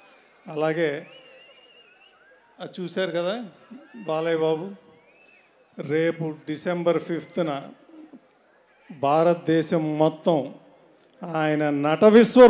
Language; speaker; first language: Telugu; native; Telugu